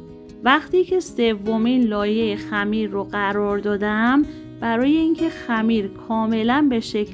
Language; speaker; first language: Persian; native; Persian